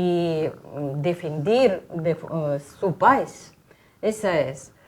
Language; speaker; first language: Spanish; non-native, fluent; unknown